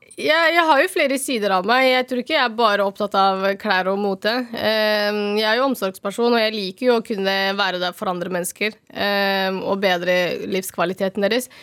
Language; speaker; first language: Norwegian; early bilingual, other home language; Somali